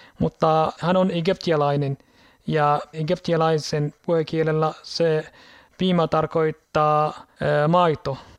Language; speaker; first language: Finnish; non-native, learner; Arabic